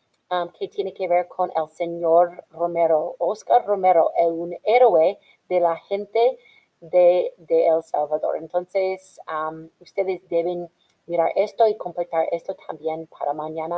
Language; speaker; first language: Spanish; non-native, fluent; English